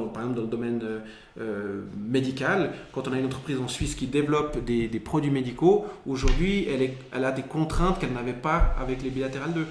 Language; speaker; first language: French; early bilingual, other home language; Spanish